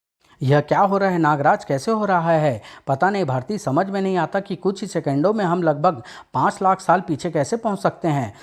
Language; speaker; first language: Hindi; native; Hindi